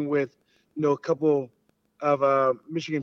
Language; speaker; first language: English; early bilingual, other home language; Haitian Creole